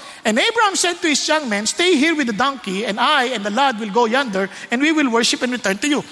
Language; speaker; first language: English; non-native, local second language; Filipino